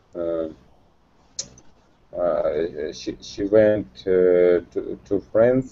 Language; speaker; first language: English; non-native, learner; Russian